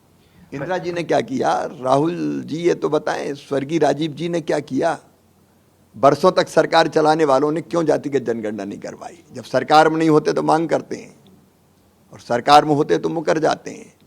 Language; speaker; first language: Hindi; native; Hindi